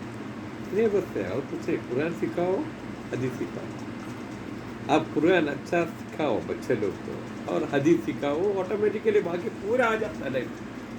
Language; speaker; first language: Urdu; non-native, local second language; Malayalam